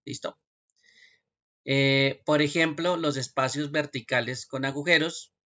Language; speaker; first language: Spanish; native; Spanish